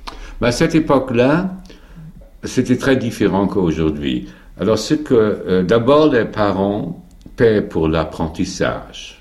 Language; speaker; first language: French; non-native, fluent; German